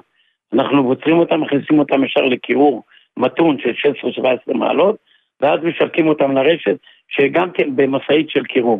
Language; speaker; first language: Hebrew; native; Hebrew